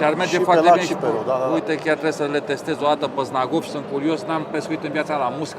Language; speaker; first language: Romanian; native; Romanian